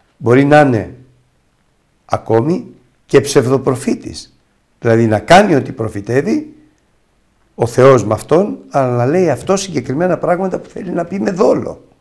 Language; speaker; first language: Greek; native; Greek